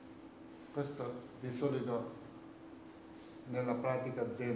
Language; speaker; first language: Italian; non-native, learner; Tibetan